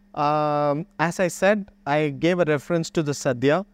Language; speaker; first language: English; non-native, local second language; Malayalam